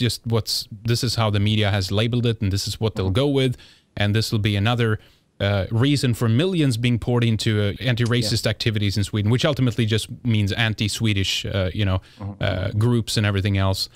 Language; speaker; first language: English; non-native, fluent; Swedish